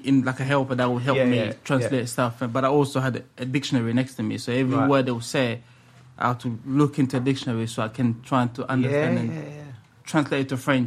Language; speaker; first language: English; early bilingual, other home language; French